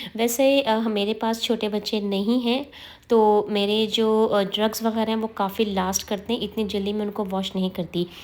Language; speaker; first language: Urdu; native; Urdu